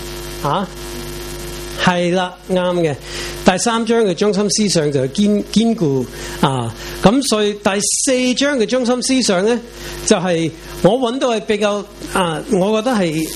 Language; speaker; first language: Chinese; non-native, local second language; Cantonese